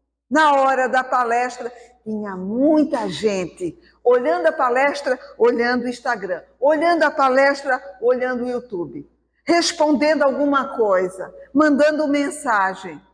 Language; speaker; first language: Portuguese; native; Portuguese